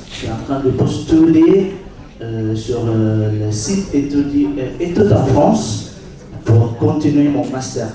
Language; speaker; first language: French; non-native, fluent; Indonesian